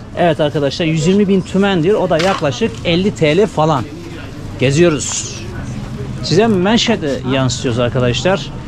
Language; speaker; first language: Turkish; native; Turkish